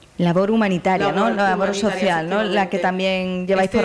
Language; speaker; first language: Spanish; native; Spanish